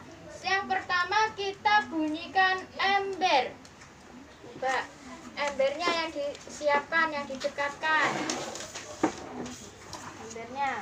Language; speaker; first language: Indonesian; native; Indonesian